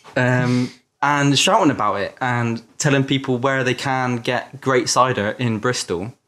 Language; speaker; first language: English; native; English